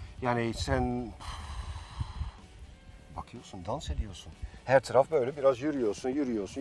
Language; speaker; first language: Turkish; non-native, fluent; Dutch